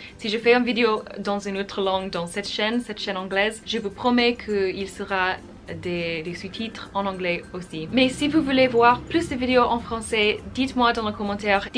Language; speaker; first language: French; non-native, fluent; English